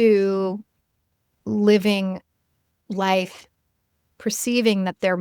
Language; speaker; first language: English; native; English